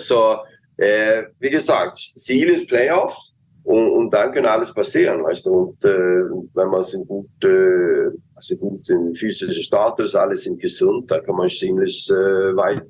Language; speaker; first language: German; non-native, learner; Swedish